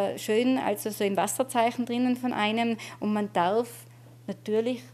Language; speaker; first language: German; native; German